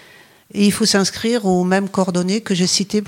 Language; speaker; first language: French; native; French